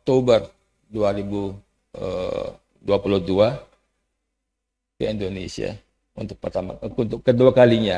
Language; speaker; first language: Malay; non-native, fluent; Javanese